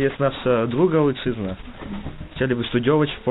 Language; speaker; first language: Polish; non-native, learner; Russian